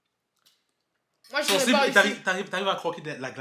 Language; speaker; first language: French; native; French